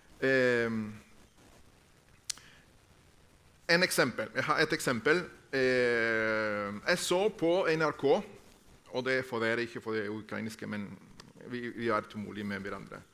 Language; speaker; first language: Norwegian; non-native, fluent; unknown